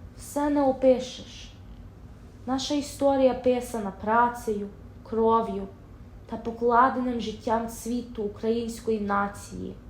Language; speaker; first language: Ukrainian; early bilingual, heritage; Ukrainian